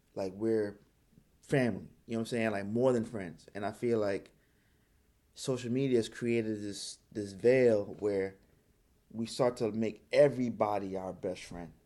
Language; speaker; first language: English; early bilingual, other home language; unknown